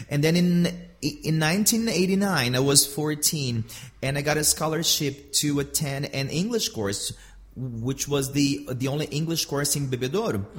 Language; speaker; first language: English; non-native, fluent; Portuguese